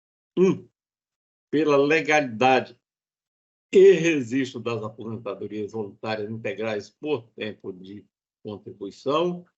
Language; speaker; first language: Portuguese; native; Portuguese